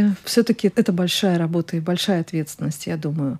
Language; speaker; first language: Russian; native; Russian